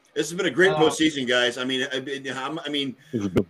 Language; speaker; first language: English; native; English